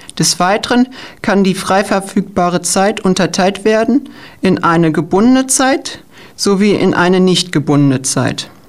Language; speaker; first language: German; native; German